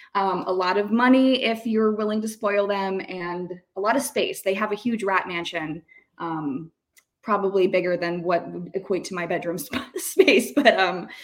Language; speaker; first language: English; native; English